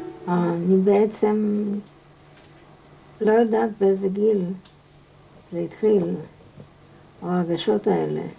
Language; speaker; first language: Hebrew; non-native, fluent; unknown